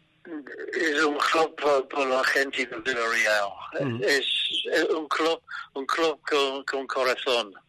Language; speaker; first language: Spanish; non-native, learner; English